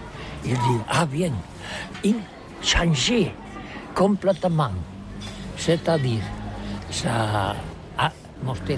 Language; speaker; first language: French; non-native, learner; Catalan